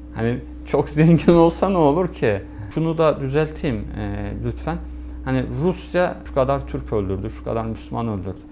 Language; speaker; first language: Turkish; native; Turkish